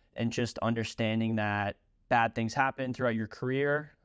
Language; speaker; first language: English; native; English